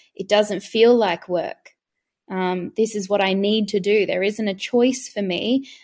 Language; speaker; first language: English; native; English